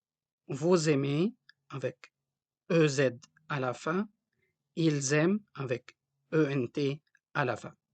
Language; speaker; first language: French; non-native, local second language; Arabic